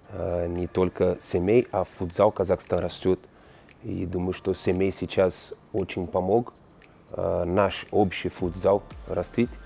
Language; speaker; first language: Russian; non-native, learner; Portuguese